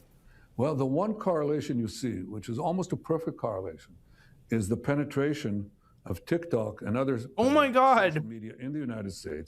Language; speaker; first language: English; non-native, fluent; Hebrew